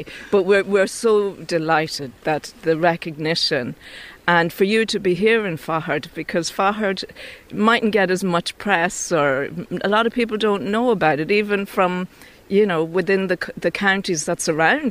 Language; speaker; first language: English; native; English